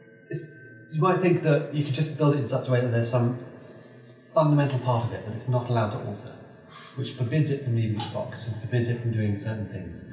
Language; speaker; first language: English; native; English